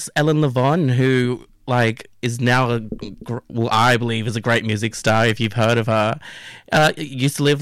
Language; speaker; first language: English; native; English